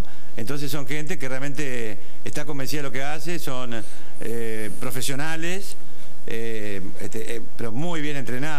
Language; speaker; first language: Spanish; native; Spanish